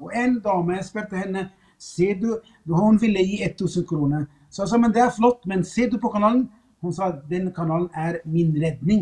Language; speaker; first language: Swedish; non-native, fluent; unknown